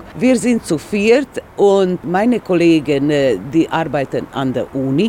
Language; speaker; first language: German; non-native, fluent; Serbian